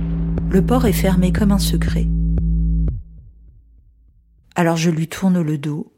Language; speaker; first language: French; native; French